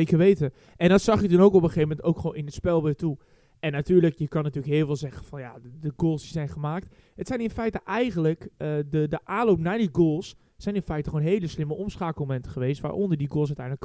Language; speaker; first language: Dutch; native; Dutch